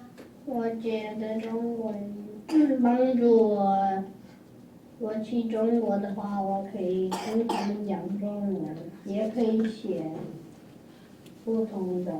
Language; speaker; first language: Chinese; non-native, learner; English